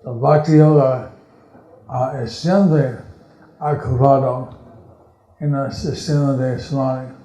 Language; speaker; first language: Spanish; non-native, learner; English